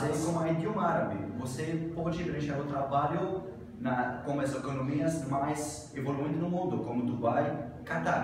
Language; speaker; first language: Portuguese; non-native, learner; Arabic